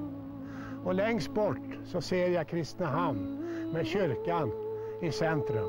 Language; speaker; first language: Swedish; native; Swedish